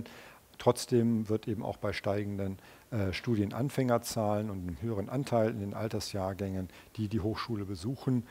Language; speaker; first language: German; native; German